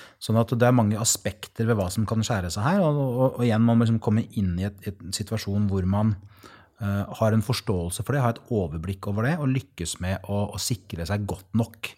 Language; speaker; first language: Norwegian; native; Norwegian